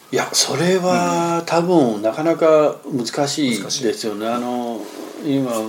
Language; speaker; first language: Japanese; non-native, fluent; Chinese